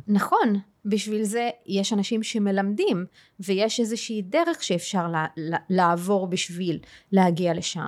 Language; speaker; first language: Hebrew; non-native, local second language; Arabic